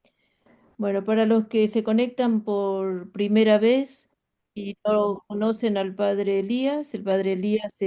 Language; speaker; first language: Spanish; native; Spanish